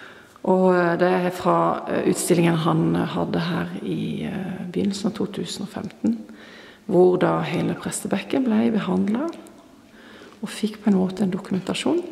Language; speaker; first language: Norwegian; non-native, fluent; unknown